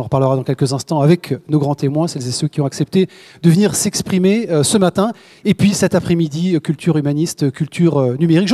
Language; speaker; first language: French; native; French